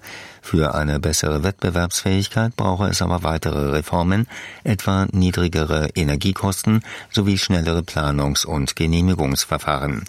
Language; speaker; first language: German; native; German